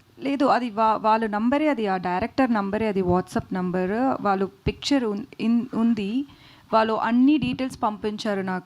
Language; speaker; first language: Telugu; non-native, learner; Tamil